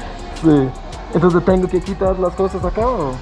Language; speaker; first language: Spanish; non-native, learner; English